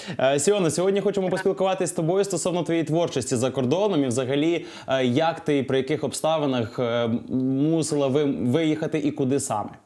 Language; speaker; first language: Ukrainian; native; Ukrainian